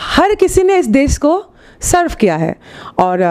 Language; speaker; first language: Hindi; non-native, local second language; Assamese